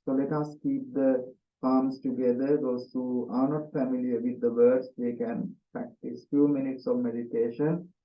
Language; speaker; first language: English; non-native, local second language; Sinhala